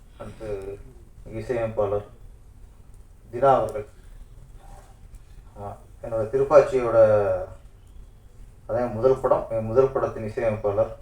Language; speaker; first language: Tamil; native; Tamil